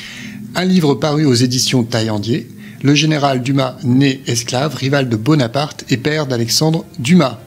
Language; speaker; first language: French; native; French